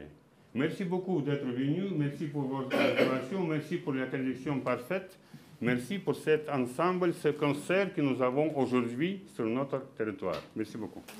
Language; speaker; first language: French; non-native, fluent; Russian